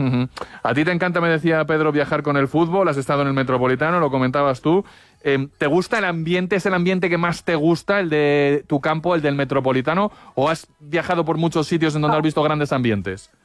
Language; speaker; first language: Spanish; native; Spanish